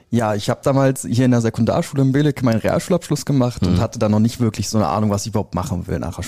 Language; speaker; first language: German; native; German